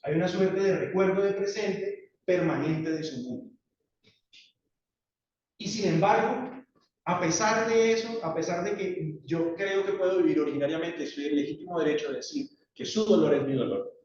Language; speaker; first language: Spanish; native; Spanish